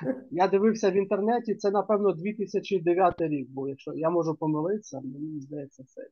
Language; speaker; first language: Ukrainian; native; Ukrainian